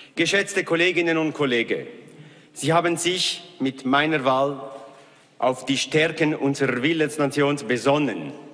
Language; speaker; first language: German; non-native, local second language; Italian